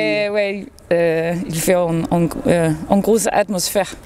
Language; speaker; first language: French; non-native, learner; Danish